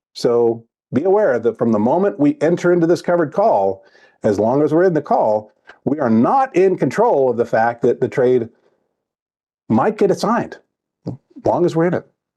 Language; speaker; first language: English; native; English